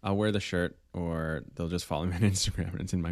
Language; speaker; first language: English; native; English